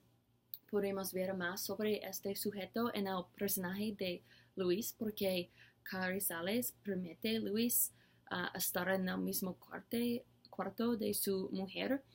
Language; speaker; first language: Spanish; non-native, learner; English